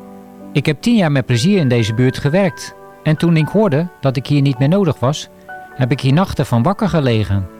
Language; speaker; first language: Dutch; native; Dutch